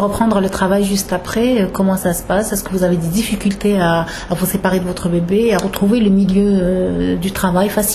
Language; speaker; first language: French; non-native, local second language; Arabic